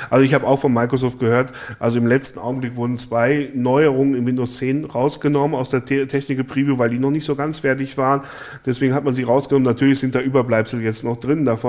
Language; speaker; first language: German; native; German